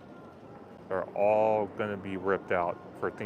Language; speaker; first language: English; native; English